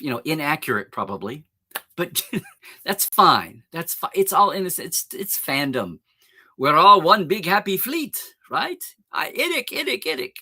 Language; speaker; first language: English; native; English